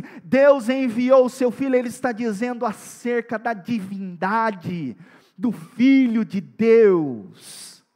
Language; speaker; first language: Portuguese; native; Portuguese